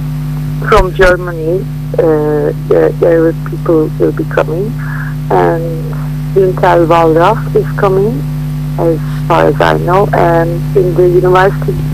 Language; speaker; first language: English; non-native, learner; Turkish